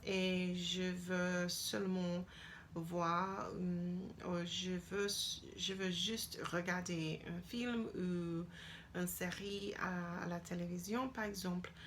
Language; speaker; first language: French; non-native, learner; English